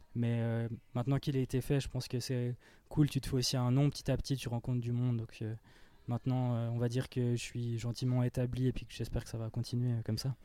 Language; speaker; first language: French; native; French